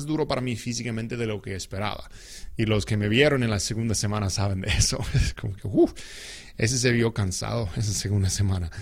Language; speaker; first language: Spanish; non-native, fluent; English